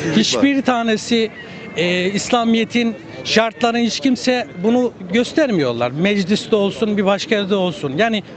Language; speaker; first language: Turkish; native; Turkish